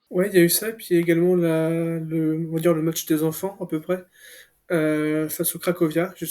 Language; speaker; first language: French; native; French